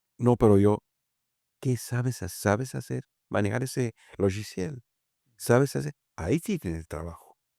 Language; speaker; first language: Spanish; early bilingual, other home language; Italian